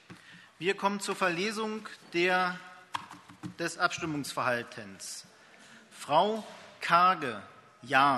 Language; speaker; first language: German; native; German